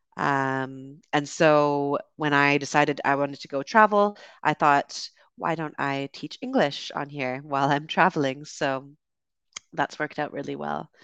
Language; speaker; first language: English; native; English